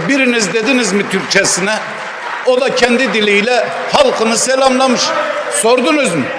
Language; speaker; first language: Turkish; native; Turkish